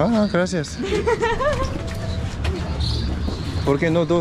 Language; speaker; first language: Spanish; non-native, learner; Korean